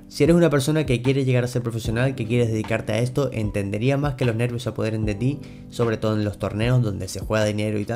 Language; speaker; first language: Spanish; native; Spanish